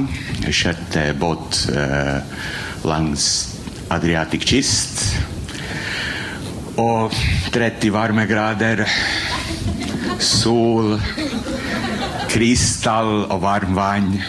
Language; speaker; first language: Norwegian; non-native, fluent; Croatian